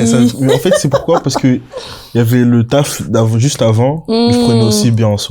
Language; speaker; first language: French; native; French